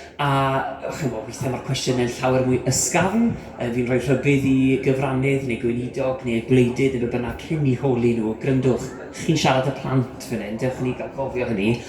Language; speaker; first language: Welsh; native; Welsh